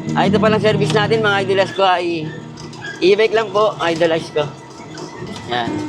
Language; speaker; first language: Filipino; native; Filipino